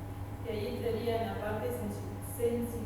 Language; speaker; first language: Portuguese; non-native, fluent; Spanish